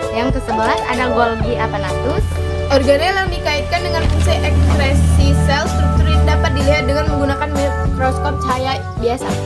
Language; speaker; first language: Indonesian; native; Indonesian